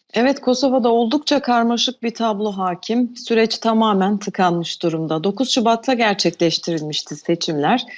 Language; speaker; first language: Turkish; non-native, local second language; Albanian